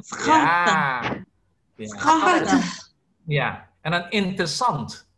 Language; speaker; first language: Dutch; non-native, fluent; Indonesian